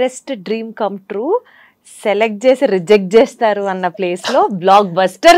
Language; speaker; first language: Telugu; native; Telugu